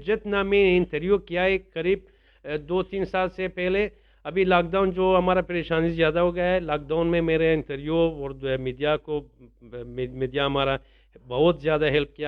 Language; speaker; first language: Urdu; non-native, learner; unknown